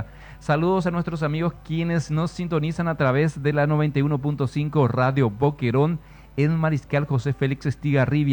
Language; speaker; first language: Spanish; native; Spanish